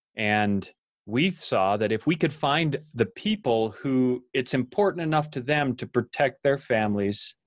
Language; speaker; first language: English; native; English